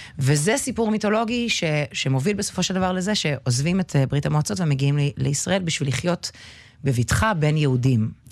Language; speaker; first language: Hebrew; early bilingual, other home language; Russian